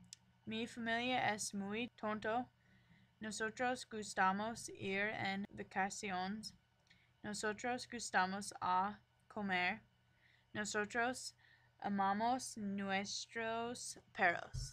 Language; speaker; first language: Spanish; non-native, learner; English